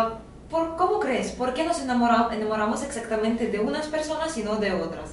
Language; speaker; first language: Spanish; non-native, fluent; Russian